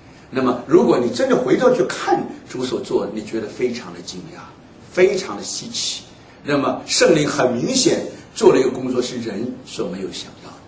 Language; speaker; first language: Chinese; native; Chinese